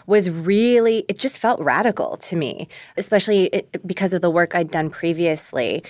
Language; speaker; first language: English; early bilingual, other home language; Korean